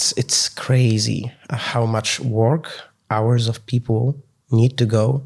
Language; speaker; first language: English; non-native, fluent; Polish